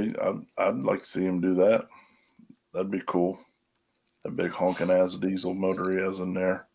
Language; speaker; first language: English; native; English